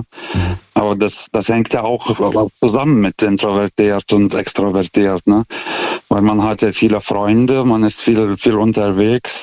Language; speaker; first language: German; non-native, fluent; Lithuanian